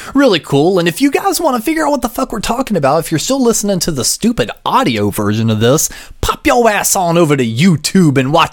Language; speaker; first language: English; native; English